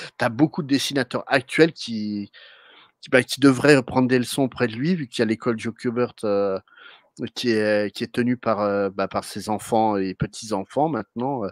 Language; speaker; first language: French; native; French